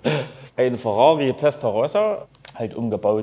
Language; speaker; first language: German; native; German